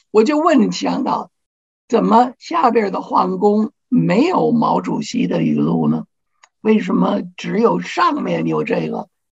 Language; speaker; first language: Chinese; non-native, fluent; English